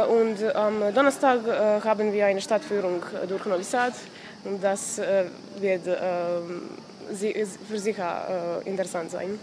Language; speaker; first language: German; non-native, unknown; Serbian